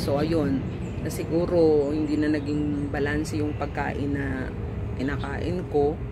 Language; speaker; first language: Filipino; non-native, local second language; Cebuano